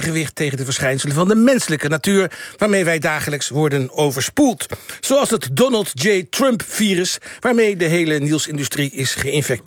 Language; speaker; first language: Dutch; native; Dutch